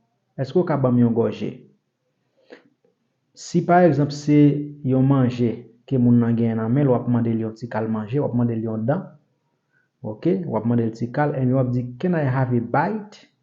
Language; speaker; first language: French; non-native, learner; Haitian Creole